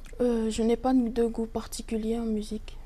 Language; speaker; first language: French; non-native, local second language; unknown